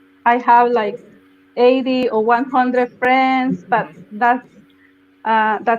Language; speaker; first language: English; non-native, learner; Spanish